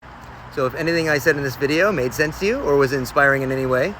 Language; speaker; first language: English; native; English